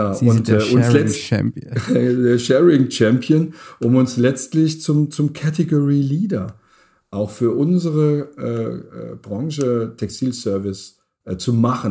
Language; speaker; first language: German; native; German